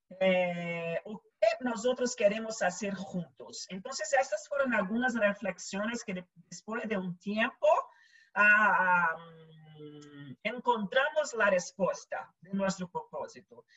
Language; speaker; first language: Portuguese; non-native, learner; Spanish